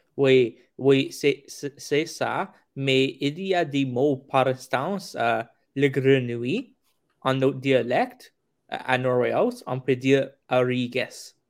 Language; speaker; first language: French; non-native, local second language; English